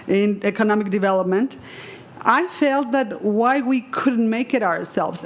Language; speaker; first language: English; non-native, fluent; Spanish